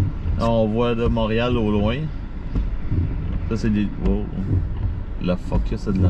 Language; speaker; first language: French; native; French